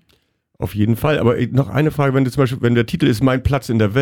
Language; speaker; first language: German; native; German